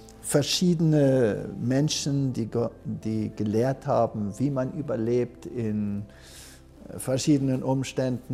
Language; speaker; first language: German; early bilingual, heritage; German